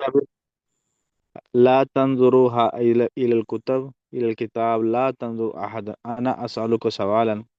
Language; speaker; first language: Arabic; non-native, learner; Urdu